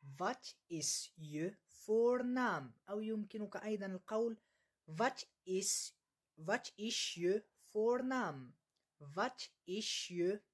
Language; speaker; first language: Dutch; non-native, learner; Arabic